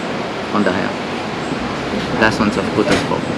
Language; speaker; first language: German; non-native, fluent; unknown